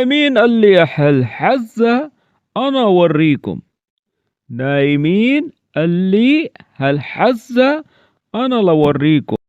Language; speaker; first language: Arabic; non-native, fluent; Urdu